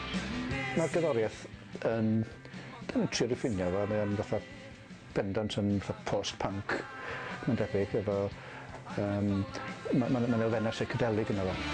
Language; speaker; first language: Welsh; native; Welsh